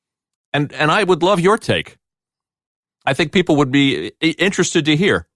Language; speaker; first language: English; native; English